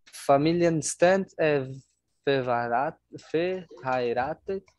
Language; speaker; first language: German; non-native, learner; Portuguese